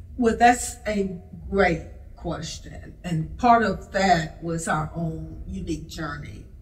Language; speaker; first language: English; native; English